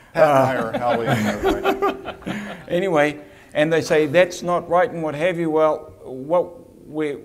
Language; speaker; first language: English; native; English